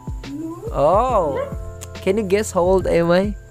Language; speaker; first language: English; non-native, learner; Indonesian